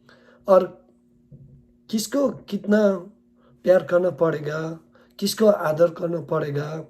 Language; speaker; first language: Hindi; non-native, learner; Nepali